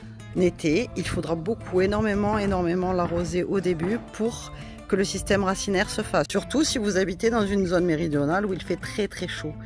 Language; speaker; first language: French; native; French